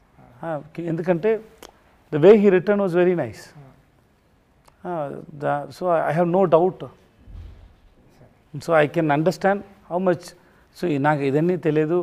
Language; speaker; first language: Telugu; non-native, learner; Tamil